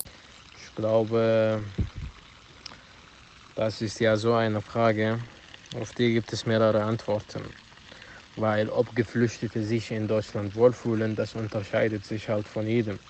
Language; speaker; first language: German; non-native, fluent; Arabic